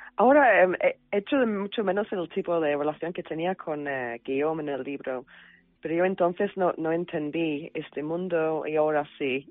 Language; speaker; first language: Spanish; non-native, fluent; English